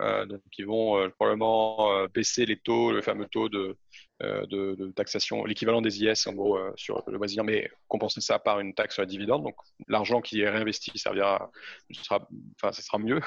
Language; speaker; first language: French; native; French